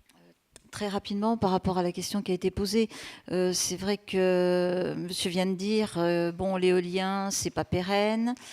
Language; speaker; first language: French; native; French